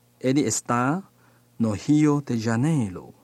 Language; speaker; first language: Portuguese; non-native, learner; Chinese